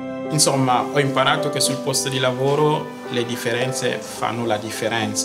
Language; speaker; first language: Italian; non-native, fluent; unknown